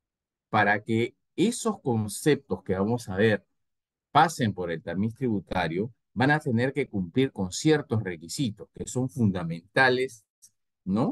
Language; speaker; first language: Spanish; native; Spanish